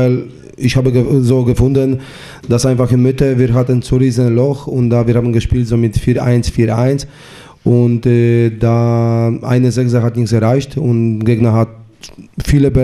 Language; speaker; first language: German; non-native, fluent; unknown